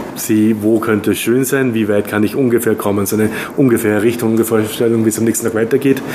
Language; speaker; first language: German; native; German